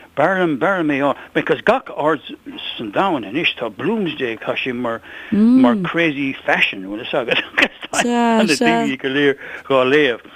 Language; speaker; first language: Irish; non-native, local second language; English